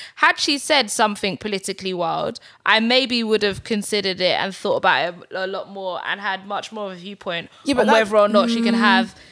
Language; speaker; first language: English; native; English